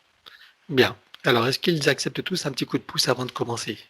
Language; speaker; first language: French; native; French